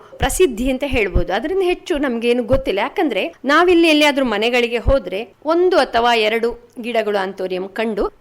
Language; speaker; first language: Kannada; native; Kannada